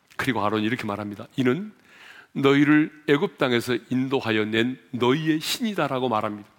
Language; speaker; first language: Korean; native; Korean